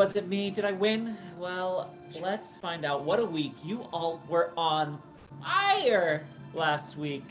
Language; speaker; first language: English; native; English